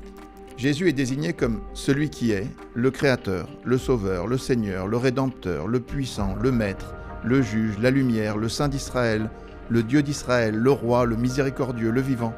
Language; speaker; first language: French; native; French